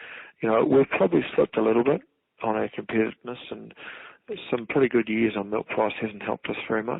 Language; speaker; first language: English; native; English